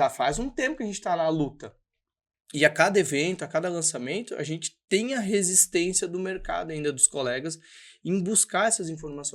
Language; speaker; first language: Portuguese; native; Portuguese